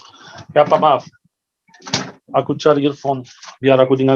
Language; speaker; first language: Indonesian; non-native, fluent; Arabic